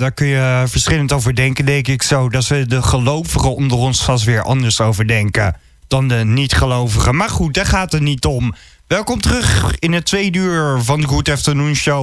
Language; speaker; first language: Dutch; native; Dutch